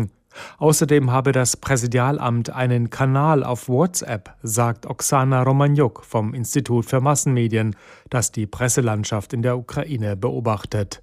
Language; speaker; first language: German; native; German